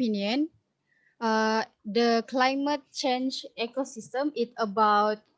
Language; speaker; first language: English; non-native, learner; Indonesian